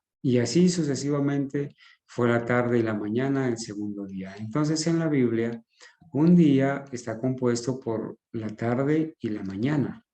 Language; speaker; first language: Spanish; native; Spanish